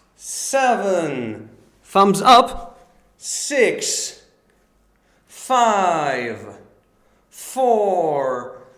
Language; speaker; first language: English; non-native, fluent; Polish